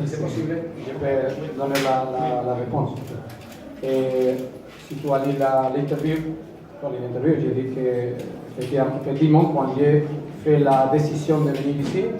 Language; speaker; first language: French; non-native, fluent; Spanish